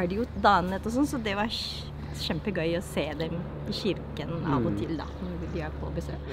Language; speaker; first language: Norwegian; non-native, fluent; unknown